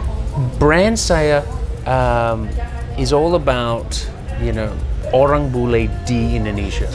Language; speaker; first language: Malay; non-native, learner; English